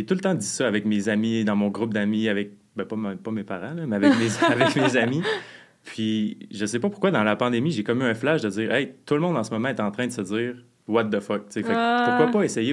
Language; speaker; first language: French; native; French